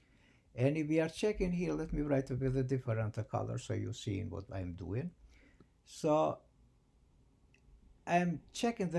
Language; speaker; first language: English; non-native, fluent; Albanian